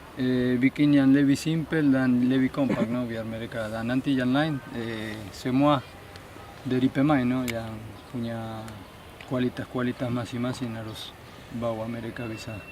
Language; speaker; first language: Indonesian; non-native, fluent; Spanish